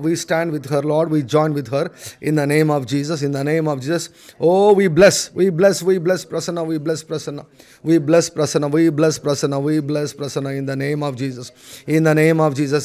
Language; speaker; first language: English; non-native, local second language; Telugu